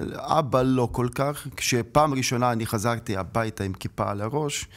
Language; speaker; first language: Hebrew; non-native, fluent; Ukrainian